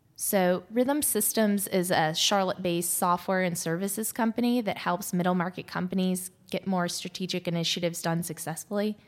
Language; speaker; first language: English; native; English